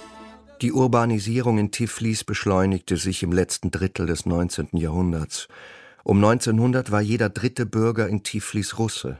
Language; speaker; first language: German; native; German